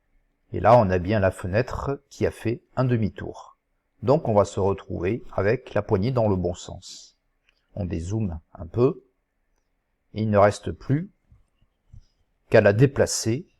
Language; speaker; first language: French; native; French